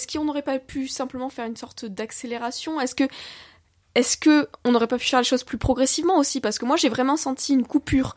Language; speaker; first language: French; native; French